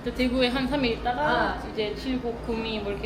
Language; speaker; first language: Korean; non-native, fluent; Japanese